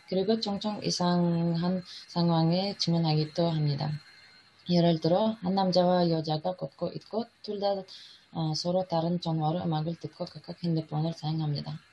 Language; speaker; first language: Korean; non-native, learner; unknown